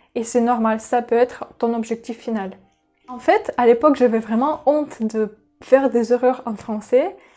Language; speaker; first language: French; non-native, fluent; Russian